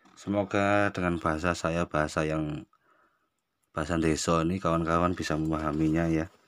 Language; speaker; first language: Indonesian; native; Indonesian